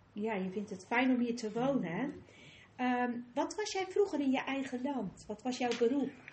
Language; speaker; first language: Dutch; native; Dutch